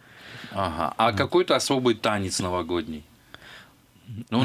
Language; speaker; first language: Russian; native; Russian